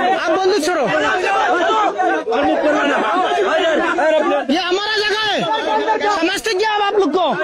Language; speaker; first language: Hindi; non-native, learner; Bangla